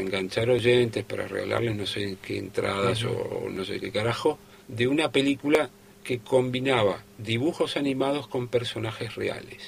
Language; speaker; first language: Spanish; native; Spanish